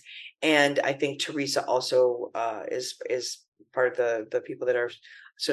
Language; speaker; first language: English; native; English